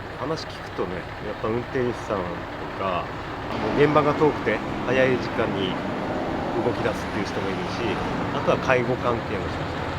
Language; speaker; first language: Japanese; native; Japanese